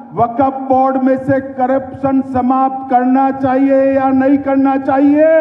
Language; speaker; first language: Hindi; non-native, local second language; Gujarati